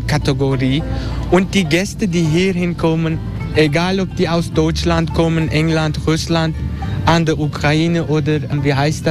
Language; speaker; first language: German; non-native, learner; Turkish